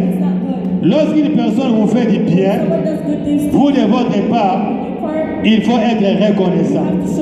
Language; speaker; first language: French; non-native, local second language; Lingala